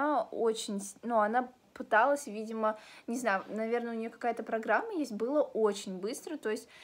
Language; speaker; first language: Russian; native; Russian